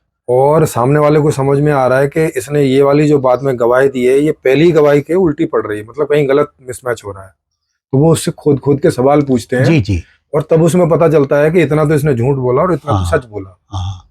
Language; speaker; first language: Hindi; native; Hindi